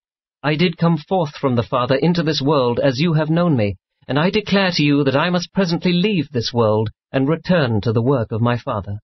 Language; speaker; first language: English; native; English